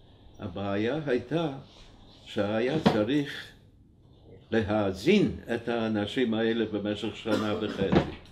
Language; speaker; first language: Hebrew; non-native, fluent; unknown